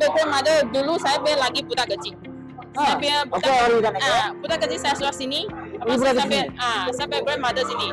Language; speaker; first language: Malay; non-native, local second language; Chinese